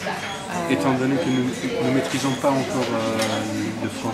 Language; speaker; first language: French; non-native, fluent; Persian